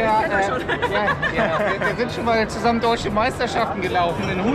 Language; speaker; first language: German; native; German